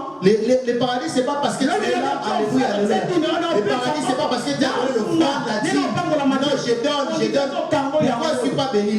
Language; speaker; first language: French; non-native, local second language; Lingala